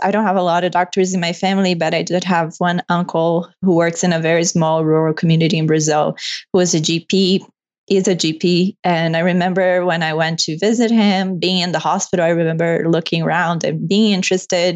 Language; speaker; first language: English; non-native, fluent; Portuguese